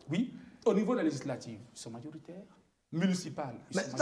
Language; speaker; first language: French; native; French